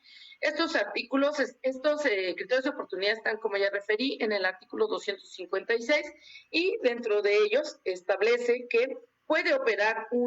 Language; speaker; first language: Spanish; native; Spanish